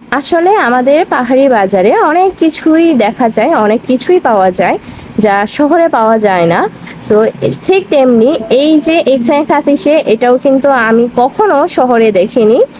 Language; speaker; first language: Bangla; non-native, local second language; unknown